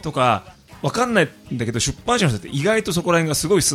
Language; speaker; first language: Japanese; native; Japanese